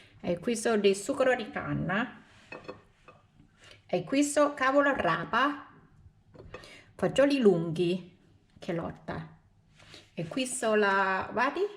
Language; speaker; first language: Italian; non-native, learner; Thai